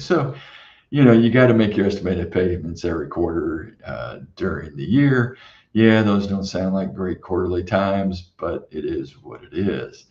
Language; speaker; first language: English; native; English